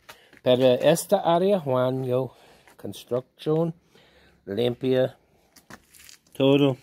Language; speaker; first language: Spanish; non-native, learner; English